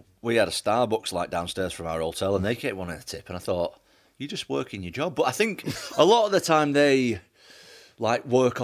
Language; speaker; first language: English; native; English